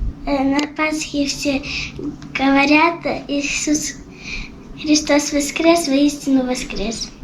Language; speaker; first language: Russian; early bilingual, heritage; Russian